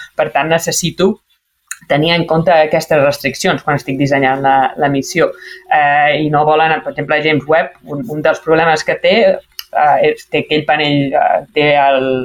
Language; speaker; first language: Catalan; native; Catalan